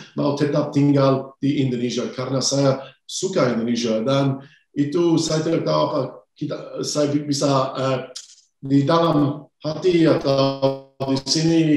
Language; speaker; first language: Indonesian; non-native, fluent; English